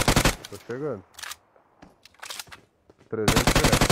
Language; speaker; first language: Portuguese; native; Portuguese